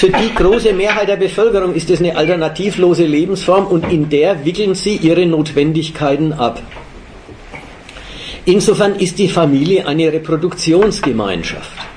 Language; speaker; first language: German; native; German